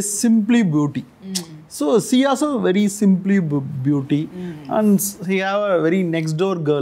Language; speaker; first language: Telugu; non-native, learner; Tamil